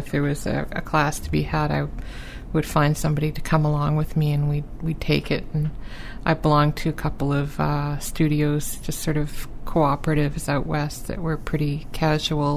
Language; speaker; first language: English; native; English